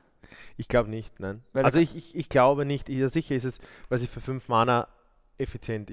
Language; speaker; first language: German; native; German